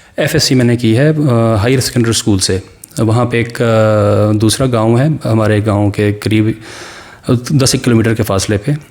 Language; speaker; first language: Urdu; non-native, local second language; Pashto